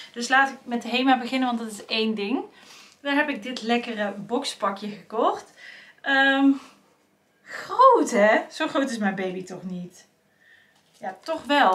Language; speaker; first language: Dutch; native; Dutch